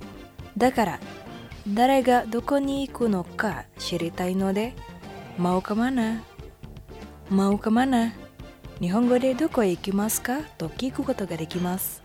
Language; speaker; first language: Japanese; non-native, fluent; Indonesian